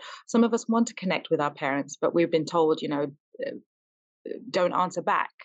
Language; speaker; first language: English; native; English